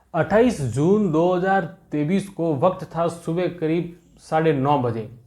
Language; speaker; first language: Hindi; native; Hindi